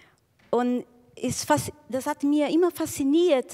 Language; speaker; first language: German; non-native, learner; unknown